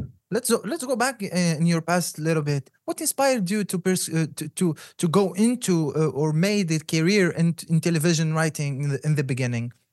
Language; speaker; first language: English; non-native, fluent; Arabic